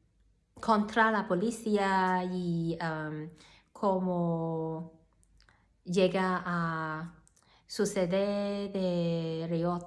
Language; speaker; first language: Spanish; non-native, learner; Cantonese